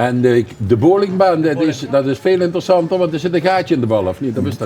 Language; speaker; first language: Dutch; native; Dutch